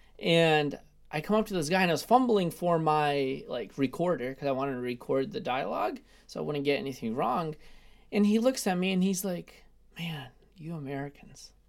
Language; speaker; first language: English; early bilingual, other home language; Russian